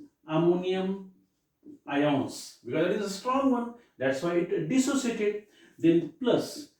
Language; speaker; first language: English; non-native, local second language; Marathi